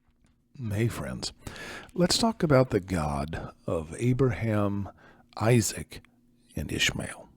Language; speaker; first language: English; native; English